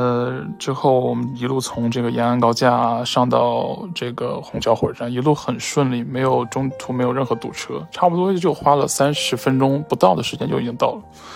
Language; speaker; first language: Chinese; native; Chinese